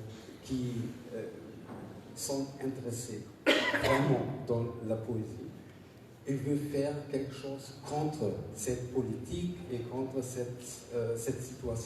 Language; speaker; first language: French; non-native, learner; German